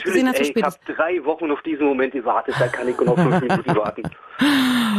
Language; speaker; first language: German; native; German